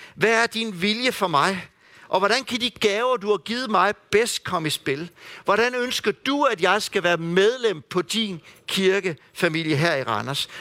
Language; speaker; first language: Danish; native; Danish